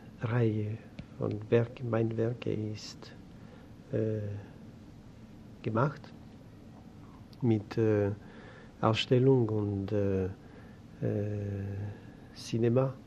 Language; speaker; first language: German; non-native, learner; Greek